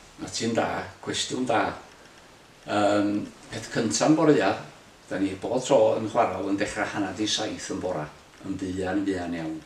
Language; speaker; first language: Welsh; native; Welsh